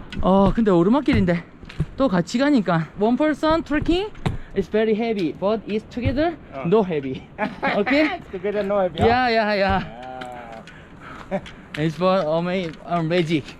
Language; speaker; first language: English; non-native, learner; Korean